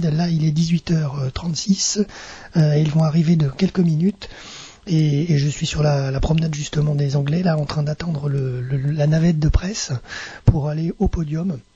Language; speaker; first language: French; native; French